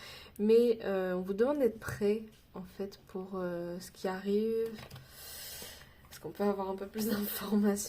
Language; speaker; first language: French; native; French